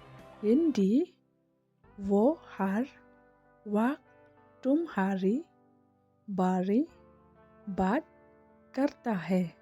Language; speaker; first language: Hindi; non-native, local second language; Khasi